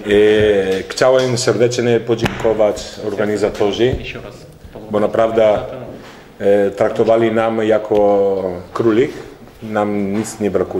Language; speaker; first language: Polish; non-native, learner; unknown